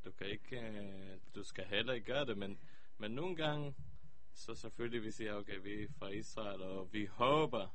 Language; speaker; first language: Danish; early bilingual, heritage; Hebrew